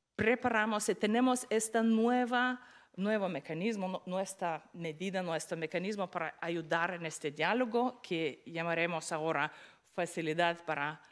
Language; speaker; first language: Spanish; non-native, fluent; Lithuanian